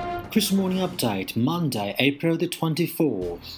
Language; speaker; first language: English; non-native, fluent; Chinese